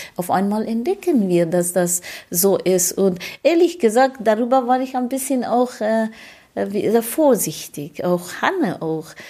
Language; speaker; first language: German; non-native, fluent; Persian